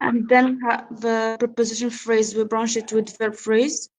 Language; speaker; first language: English; non-native, learner; Arabic